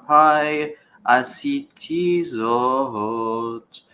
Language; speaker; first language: Hebrew; non-native, learner; English